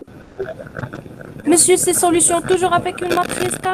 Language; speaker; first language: French; non-native, local second language; Arabic